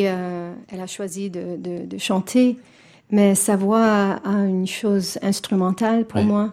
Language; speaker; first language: French; non-native, fluent; English